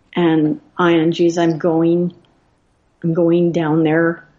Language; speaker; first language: English; native; English